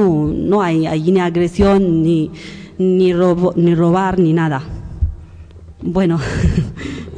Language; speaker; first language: Spanish; non-native, learner; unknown